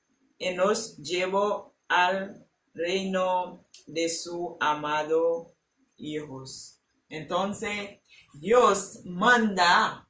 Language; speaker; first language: Spanish; non-native, learner; Haitian Creole